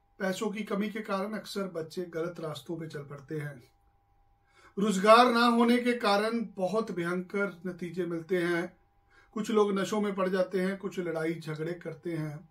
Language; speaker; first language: Hindi; non-native, local second language; Punjabi